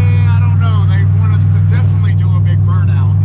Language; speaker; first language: English; native; English